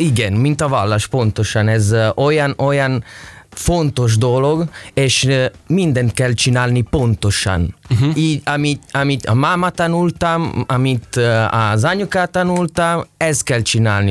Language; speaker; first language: Hungarian; non-native, learner; Italian